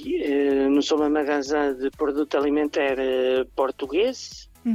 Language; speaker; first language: French; non-native, learner; Portuguese